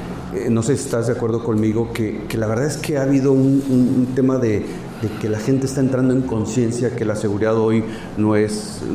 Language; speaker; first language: Spanish; native; Spanish